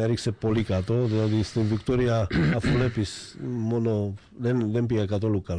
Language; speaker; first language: Greek; non-native, fluent; Slovak